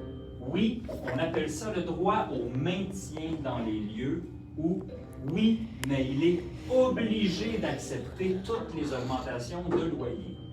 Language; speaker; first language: French; native; French